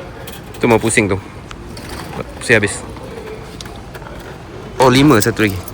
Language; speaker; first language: Malay; native; Malay